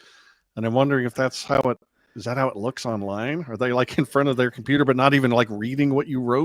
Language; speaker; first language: English; native; English